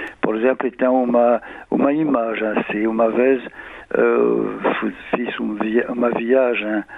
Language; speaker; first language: Portuguese; non-native, fluent; French